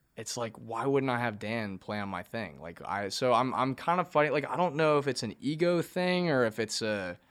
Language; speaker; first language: English; native; English